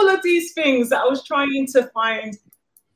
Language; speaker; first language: English; native; English